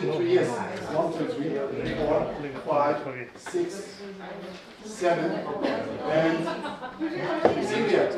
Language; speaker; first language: English; non-native, fluent; Turkish